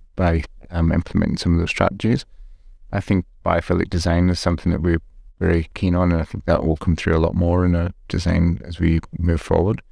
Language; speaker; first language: English; native; English